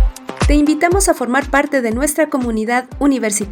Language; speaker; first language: Spanish; native; Spanish